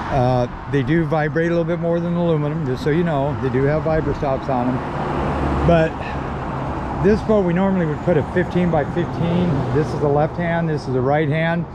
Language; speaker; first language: English; native; English